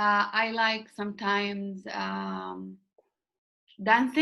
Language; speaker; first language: English; non-native, learner; Arabic